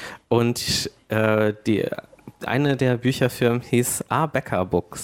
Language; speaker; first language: German; native; German